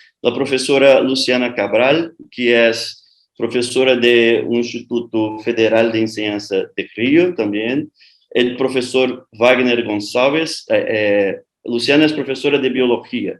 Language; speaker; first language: Spanish; non-native, fluent; Portuguese